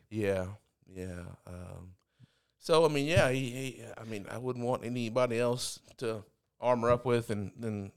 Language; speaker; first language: English; native; English